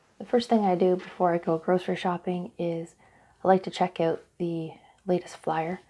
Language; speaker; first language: English; native; English